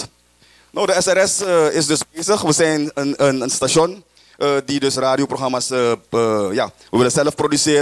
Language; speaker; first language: Dutch; native; Dutch